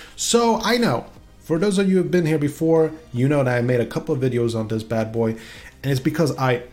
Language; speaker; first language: English; non-native, fluent; Swedish